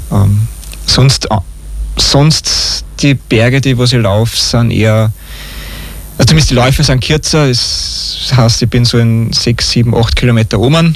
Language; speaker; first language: German; native; German